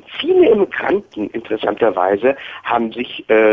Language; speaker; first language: German; non-native, fluent; English